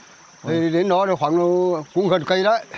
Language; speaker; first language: Vietnamese; native; Vietnamese